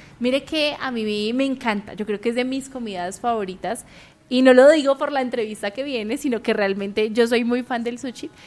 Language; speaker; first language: Spanish; native; Spanish